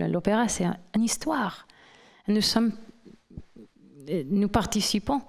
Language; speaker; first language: French; non-native, fluent; English